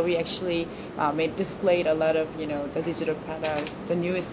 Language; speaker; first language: English; non-native, fluent; Korean